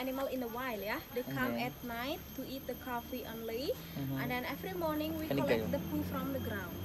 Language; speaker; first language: English; non-native, learner; Indonesian